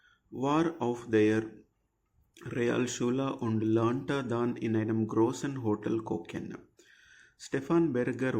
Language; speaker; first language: German; non-native, fluent; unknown